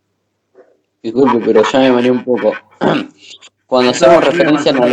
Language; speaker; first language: Spanish; native; Spanish